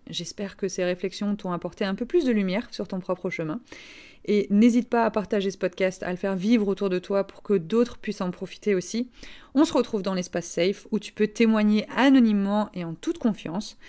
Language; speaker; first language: French; native; French